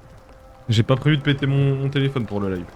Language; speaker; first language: French; native; French